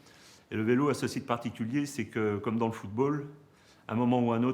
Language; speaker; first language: French; native; French